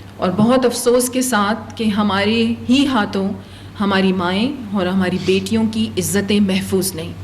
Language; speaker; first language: Urdu; non-native, local second language; Baluchi